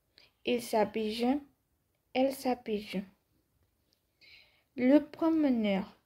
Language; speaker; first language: French; non-native, learner; Spanish